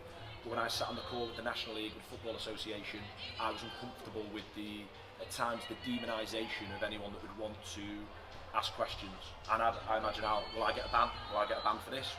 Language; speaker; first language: English; native; English